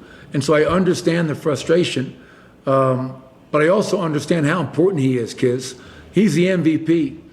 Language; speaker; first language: English; native; English